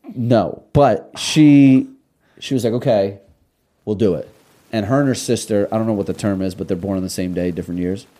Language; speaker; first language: English; early bilingual, other home language; Russian